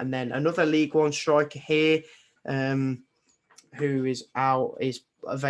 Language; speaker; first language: English; native; English